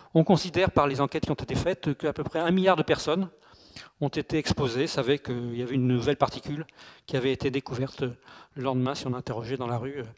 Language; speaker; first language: French; native; French